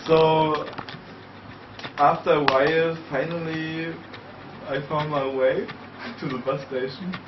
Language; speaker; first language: English; non-native, fluent; German